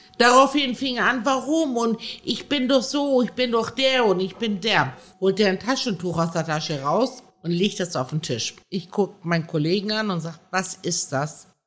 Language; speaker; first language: German; early bilingual, other home language; Persian